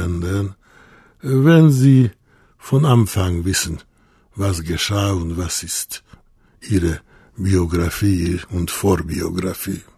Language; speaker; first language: German; non-native, fluent; Hungarian